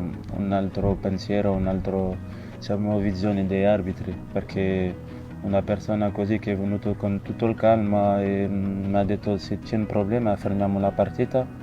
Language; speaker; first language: Italian; non-native, fluent; French